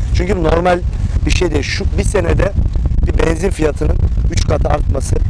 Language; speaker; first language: Turkish; non-native, fluent; Arabic